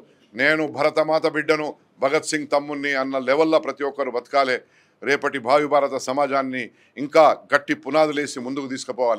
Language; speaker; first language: Telugu; native; Telugu